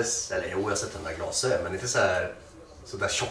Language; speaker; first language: Swedish; native; Swedish